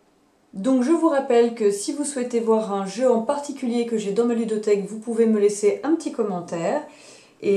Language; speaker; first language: French; native; French